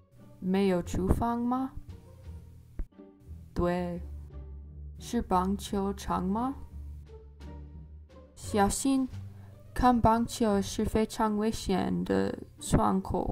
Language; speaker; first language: Chinese; non-native, learner; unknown